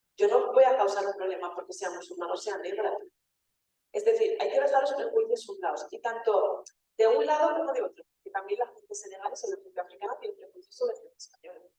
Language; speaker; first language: Spanish; early bilingual, other home language; Wolof